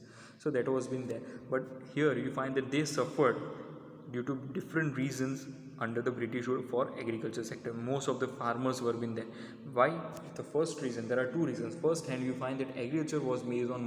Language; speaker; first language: English; non-native, local second language; Hindi